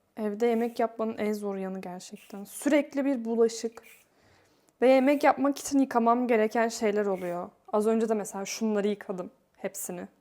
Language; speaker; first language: Turkish; native; Turkish